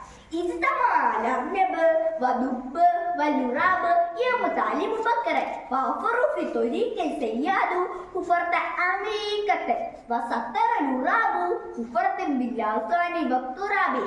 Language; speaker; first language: Arabic; non-native, learner; Malayalam